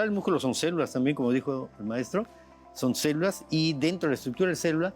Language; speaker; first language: Spanish; native; Spanish